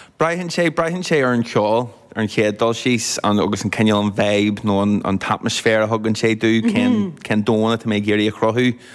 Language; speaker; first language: Irish; non-native, local second language; English